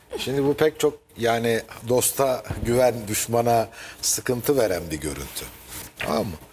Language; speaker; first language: Turkish; native; Turkish